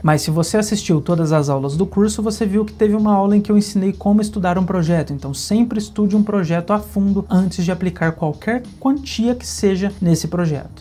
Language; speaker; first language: Portuguese; native; Portuguese